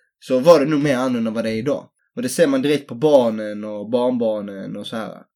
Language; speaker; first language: Swedish; early bilingual, other home language; Greek